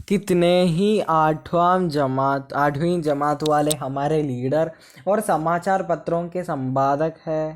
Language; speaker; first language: Hindi; non-native, local second language; Malayalam